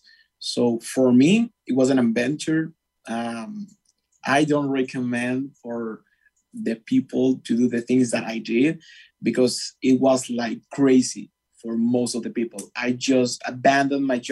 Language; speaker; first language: English; non-native, fluent; Spanish